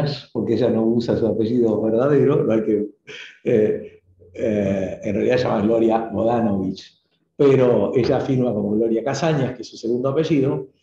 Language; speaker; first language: Spanish; native; Spanish